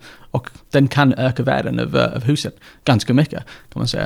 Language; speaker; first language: Swedish; non-native, fluent; English